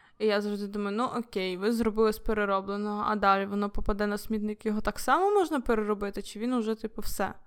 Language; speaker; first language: Ukrainian; non-native, local second language; Russian